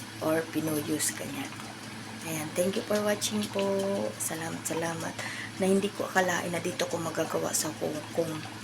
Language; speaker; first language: Filipino; non-native, local second language; Bikol